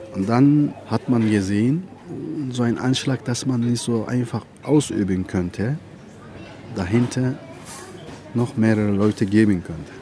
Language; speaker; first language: German; non-native, fluent; Turkish